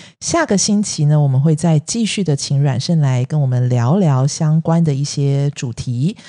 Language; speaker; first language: Chinese; native; Chinese